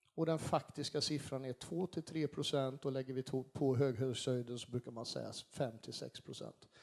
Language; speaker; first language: Swedish; native; Swedish